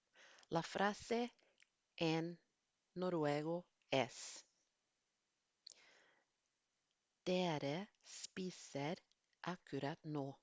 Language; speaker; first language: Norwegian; non-native, fluent; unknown